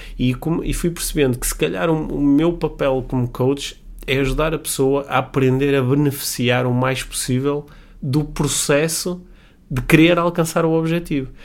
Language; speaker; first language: Portuguese; native; Portuguese